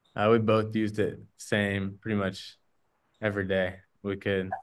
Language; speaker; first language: English; native; English